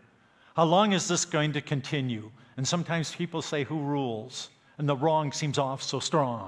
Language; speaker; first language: English; native; English